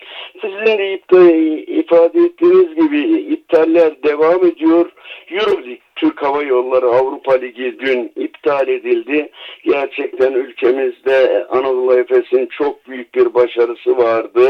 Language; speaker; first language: Turkish; native; Turkish